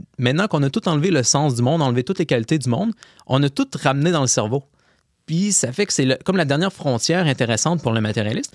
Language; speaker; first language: French; native; French